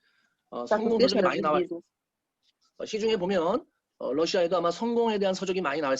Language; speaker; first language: Korean; native; Korean